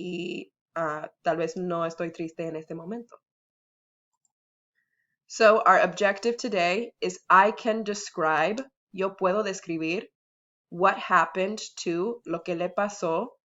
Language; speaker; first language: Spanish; early bilingual, heritage; Spanish